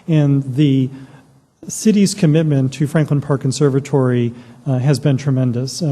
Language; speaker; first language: English; native; English